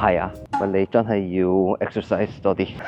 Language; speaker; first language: Cantonese; non-native, learner; Korean